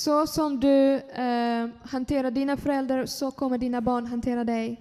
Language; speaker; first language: Swedish; non-native, fluent; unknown